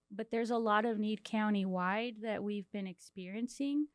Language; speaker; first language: English; early bilingual, other home language; Spanish